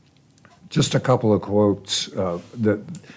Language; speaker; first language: English; native; English